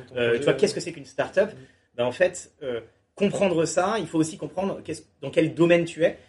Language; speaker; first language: French; native; French